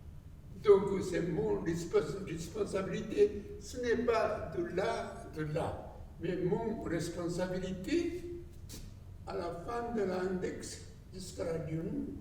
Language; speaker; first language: French; non-native, learner; Japanese